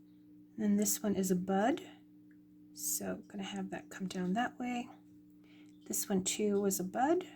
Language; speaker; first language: English; native; English